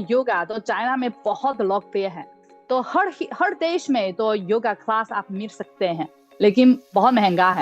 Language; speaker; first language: Hindi; non-native, fluent; Chinese